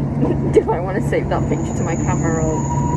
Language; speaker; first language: English; native; English